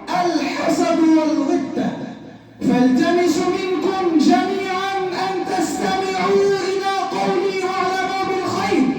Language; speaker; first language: Arabic; non-native, learner; Urdu